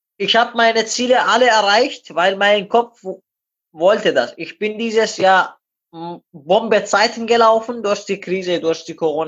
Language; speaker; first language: German; non-native, learner; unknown